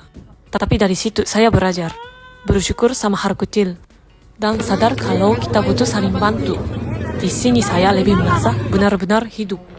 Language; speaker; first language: Indonesian; non-native, learner; Japanese